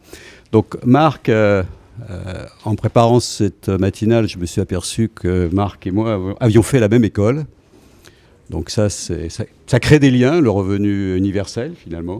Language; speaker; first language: French; native; French